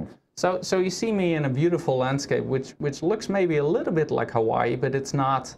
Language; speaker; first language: English; non-native, fluent; Dutch